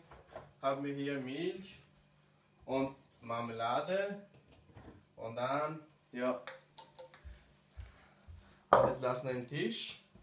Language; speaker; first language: German; non-native, learner; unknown